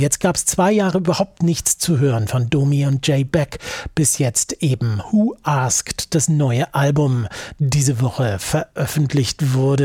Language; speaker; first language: German; native; German